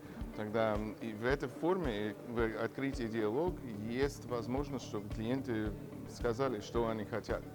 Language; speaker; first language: Russian; non-native, fluent; English